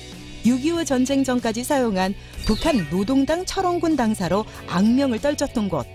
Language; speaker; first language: Korean; native; Korean